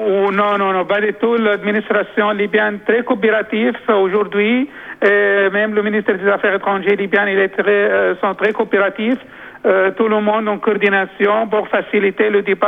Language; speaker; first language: French; non-native, local second language; Arabic